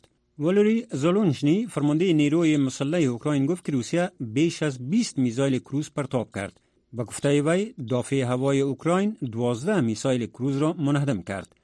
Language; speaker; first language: Persian; native; Persian